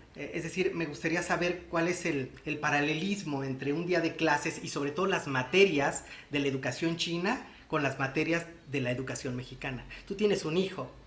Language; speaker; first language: Spanish; native; Spanish